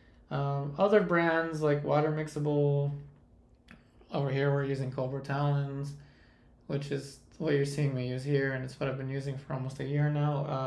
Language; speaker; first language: English; early bilingual, other home language; Spanish